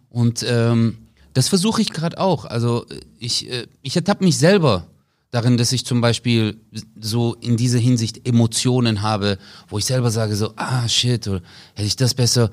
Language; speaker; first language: German; early bilingual, other home language; Turkish